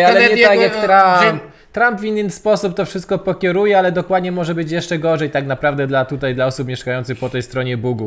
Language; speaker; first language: Polish; native; Polish